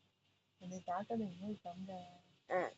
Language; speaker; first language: Chinese; native; Chinese